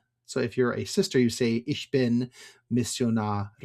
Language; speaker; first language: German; non-native, fluent; English